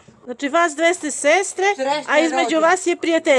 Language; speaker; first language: Bosnian; native; Bosnian